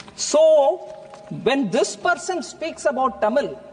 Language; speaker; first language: English; non-native, local second language; Tamil